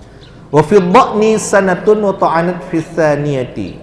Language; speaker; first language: Arabic; non-native, fluent; Indonesian